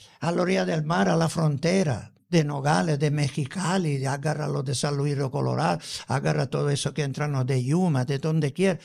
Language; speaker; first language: Spanish; non-native, fluent; Italian